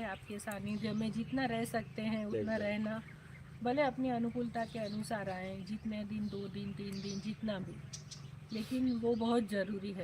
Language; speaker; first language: Hindi; native; Hindi